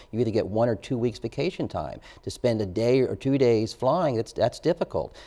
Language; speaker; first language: English; native; English